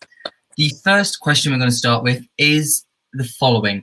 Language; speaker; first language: English; native; English